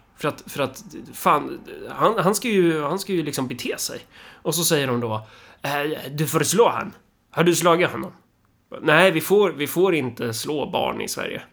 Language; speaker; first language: Swedish; early bilingual, other home language; Somali